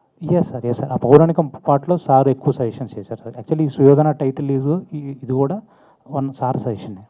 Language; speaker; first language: Telugu; native; Telugu